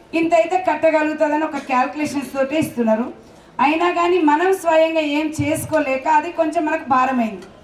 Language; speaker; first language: Telugu; native; Telugu